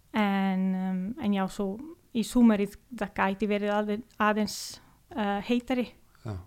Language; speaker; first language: Icelandic; non-native, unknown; Italian